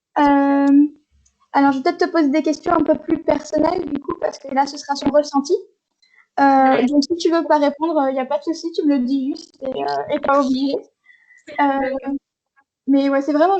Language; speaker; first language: French; native; French